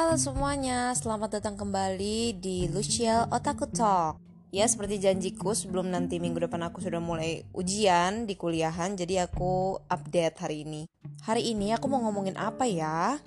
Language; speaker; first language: Indonesian; native; Indonesian